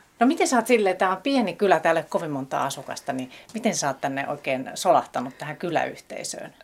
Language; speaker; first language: Finnish; native; Finnish